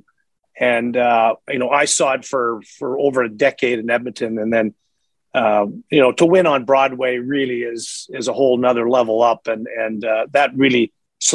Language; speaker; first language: English; native; English